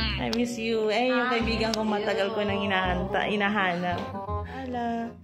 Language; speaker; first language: Filipino; non-native, local second language; Iloko